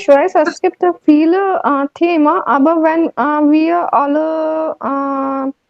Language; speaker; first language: German; non-native, learner; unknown